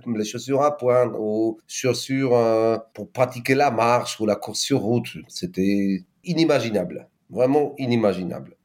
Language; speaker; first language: French; non-native, fluent; Polish